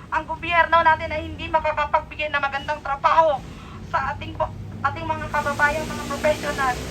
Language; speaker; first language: Filipino; native; Filipino